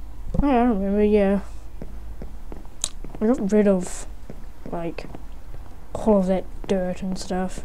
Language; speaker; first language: English; native; English